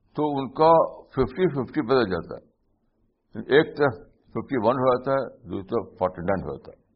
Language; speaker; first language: Urdu; native; Urdu